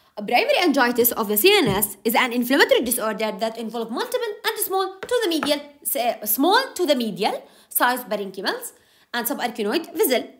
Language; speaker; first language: English; non-native, fluent; Arabic